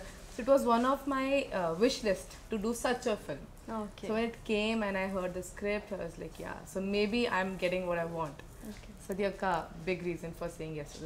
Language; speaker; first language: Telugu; non-native, learner; Malayalam